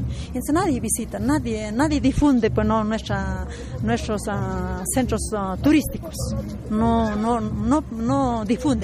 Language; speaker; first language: Spanish; native; Spanish